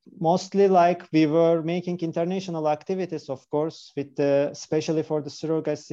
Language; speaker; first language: English; non-native, fluent; Turkish